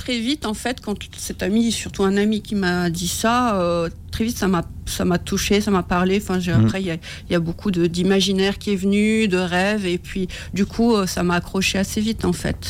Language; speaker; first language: French; native; French